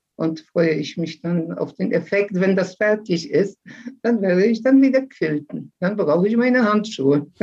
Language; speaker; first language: German; non-native, fluent; Polish